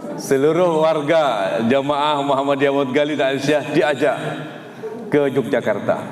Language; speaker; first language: Indonesian; non-native, local second language; Madurese